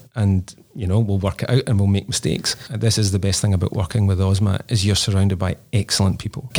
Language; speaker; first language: English; native; English